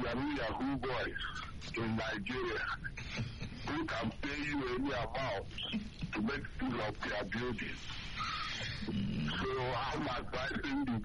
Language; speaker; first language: English; non-native, local second language; Igbo